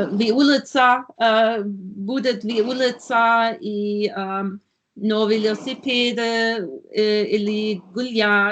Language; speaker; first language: Russian; non-native, learner; German